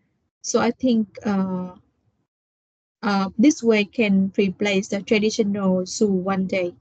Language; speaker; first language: English; non-native, learner; Vietnamese